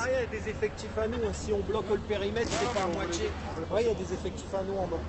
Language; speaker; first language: French; native; French